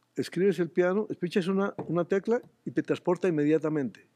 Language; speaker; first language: Spanish; native; Spanish